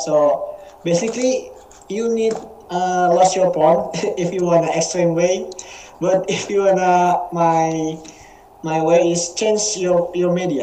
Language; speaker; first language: English; non-native, learner; Indonesian